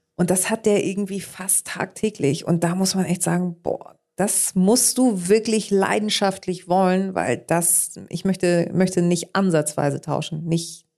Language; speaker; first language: German; early bilingual, other home language; Greek